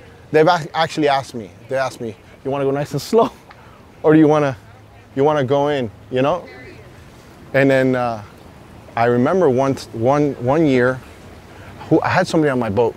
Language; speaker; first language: English; early bilingual, other home language; Spanish